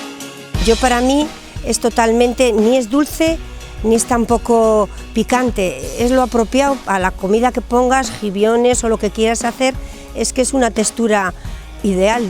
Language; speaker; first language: Spanish; native; Spanish